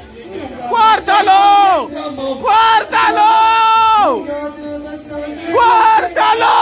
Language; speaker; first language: Italian; native; Italian